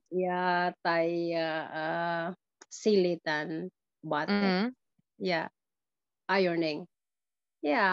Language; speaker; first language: Finnish; non-native, learner; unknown